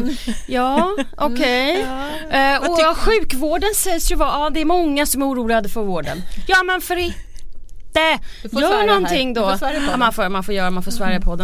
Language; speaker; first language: Swedish; native; Swedish